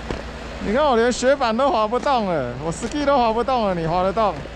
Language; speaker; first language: Chinese; native; Chinese